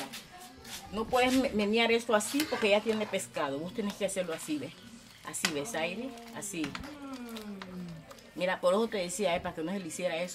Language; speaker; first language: Spanish; native; Spanish